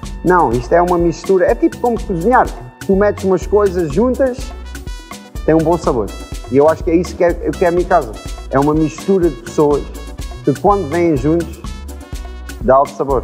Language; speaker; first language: Portuguese; early bilingual, heritage; Portuguese